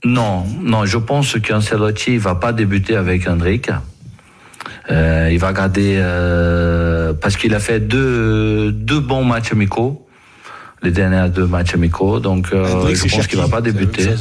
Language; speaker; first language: French; non-native, fluent; Portuguese